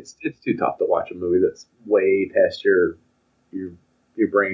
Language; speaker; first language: English; native; English